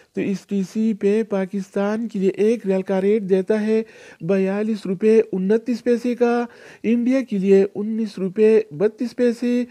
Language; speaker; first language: Urdu; non-native, local second language; Pashto